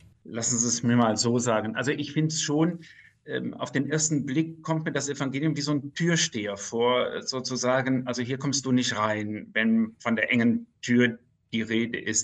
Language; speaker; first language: German; native; German